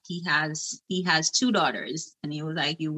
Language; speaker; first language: English; non-native, local second language; Jamaican Creole English